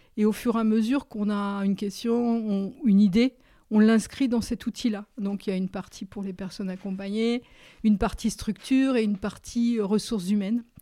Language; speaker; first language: French; native; French